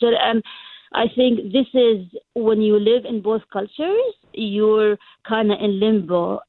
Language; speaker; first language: English; non-native, fluent; Arabic